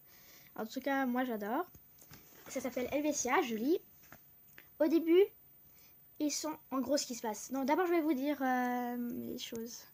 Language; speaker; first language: French; native; French